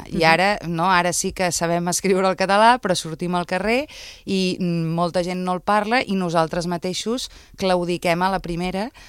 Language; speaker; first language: Catalan; native; Catalan